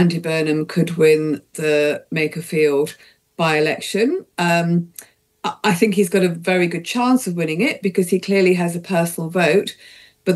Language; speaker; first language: English; native; English